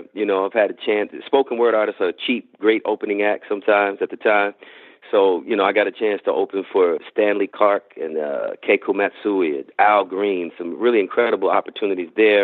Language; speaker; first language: English; native; English